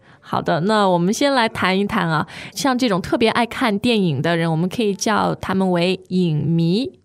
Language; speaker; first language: Chinese; native; Chinese